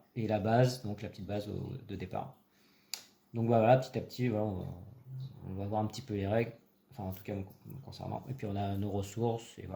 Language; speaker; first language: French; native; French